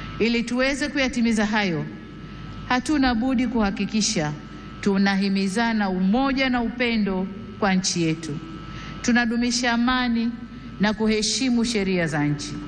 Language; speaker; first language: Swahili; native; Swahili